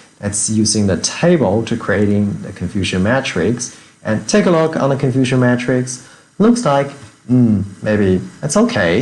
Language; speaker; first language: English; non-native, fluent; Chinese